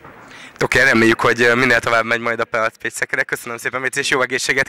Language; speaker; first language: Hungarian; native; Hungarian